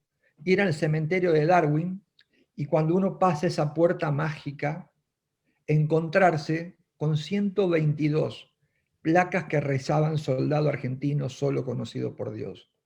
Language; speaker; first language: Spanish; native; Spanish